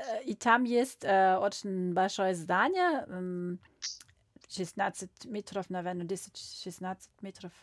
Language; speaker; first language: Russian; non-native, learner; German